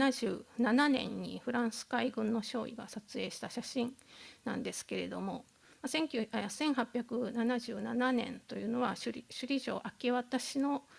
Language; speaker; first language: Japanese; native; Japanese